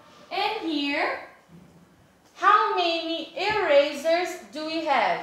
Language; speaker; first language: English; non-native, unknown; Portuguese